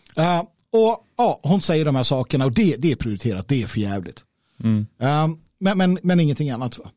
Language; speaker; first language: Swedish; native; Swedish